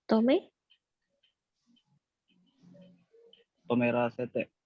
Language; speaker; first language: Japanese; non-native, fluent; Indonesian